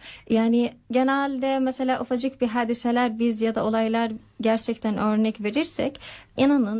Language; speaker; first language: Turkish; non-native, learner; Arabic